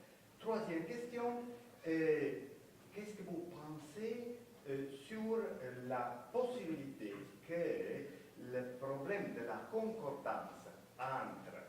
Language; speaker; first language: French; non-native, fluent; Spanish